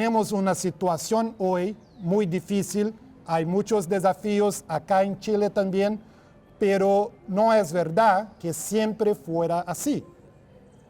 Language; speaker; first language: Spanish; non-native, fluent; Portuguese